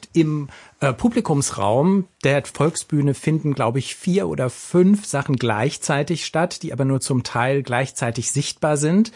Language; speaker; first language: German; native; German